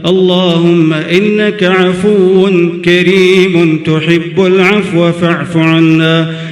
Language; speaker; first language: Arabic; native; Arabic